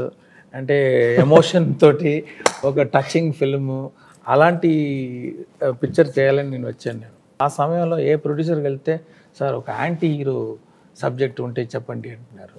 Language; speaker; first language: Telugu; non-native, fluent; Tamil